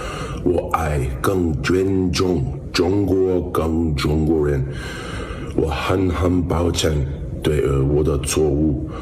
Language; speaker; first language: Chinese; non-native, learner; English